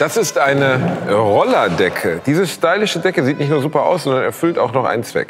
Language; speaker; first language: German; native; German